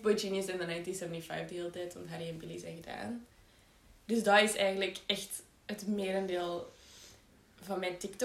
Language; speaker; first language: Dutch; native; Dutch